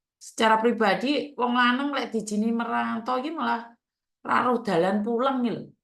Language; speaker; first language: Indonesian; native; Indonesian